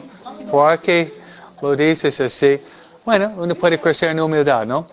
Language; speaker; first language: Spanish; non-native, fluent; English